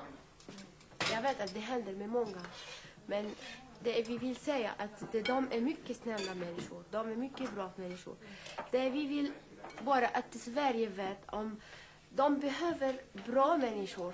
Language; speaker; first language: Swedish; non-native, learner; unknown